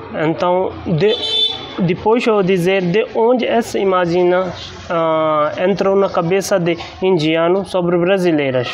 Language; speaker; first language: Portuguese; non-native, learner; Hindi